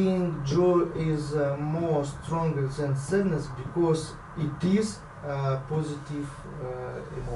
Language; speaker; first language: English; non-native, learner; Russian